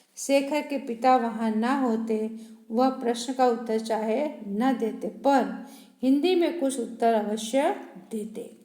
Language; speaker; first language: Hindi; native; Hindi